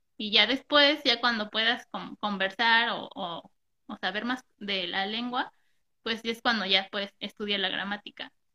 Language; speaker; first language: Spanish; native; Spanish